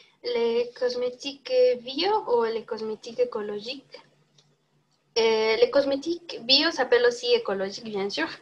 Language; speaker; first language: French; non-native, learner; Spanish